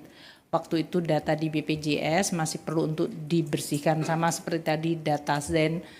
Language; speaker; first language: Indonesian; native; Indonesian